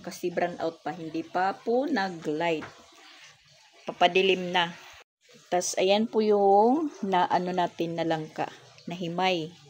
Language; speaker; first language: Filipino; non-native, local second language; Waray